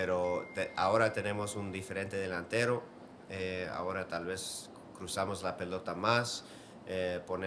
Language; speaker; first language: Spanish; early bilingual, heritage; Spanish